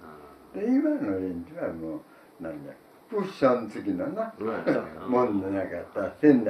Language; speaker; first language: Japanese; native; Japanese